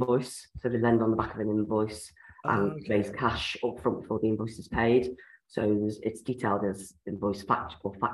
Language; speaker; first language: English; native; English